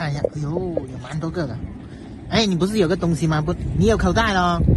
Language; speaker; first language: Chinese; native; Chinese